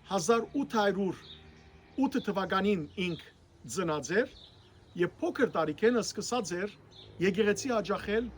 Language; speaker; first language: Armenian; native; Armenian